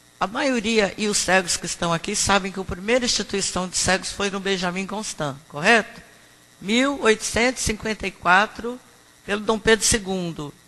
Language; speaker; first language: Portuguese; native; Portuguese